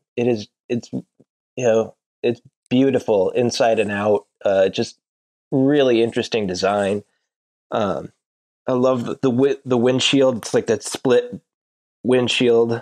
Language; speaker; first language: English; native; English